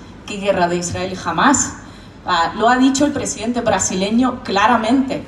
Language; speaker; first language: Spanish; non-native, fluent; Russian